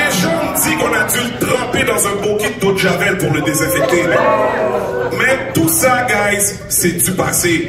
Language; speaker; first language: French; native; French